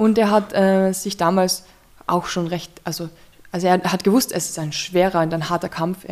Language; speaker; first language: German; native; German